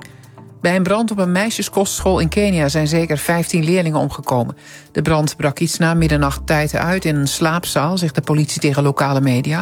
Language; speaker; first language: Dutch; native; Dutch